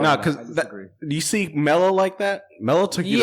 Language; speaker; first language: English; native; English